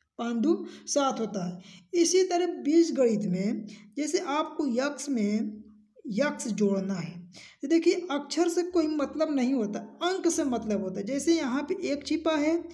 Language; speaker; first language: Hindi; native; Hindi